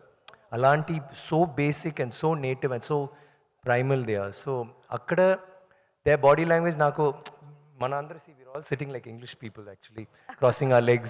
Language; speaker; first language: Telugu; non-native, learner; Tamil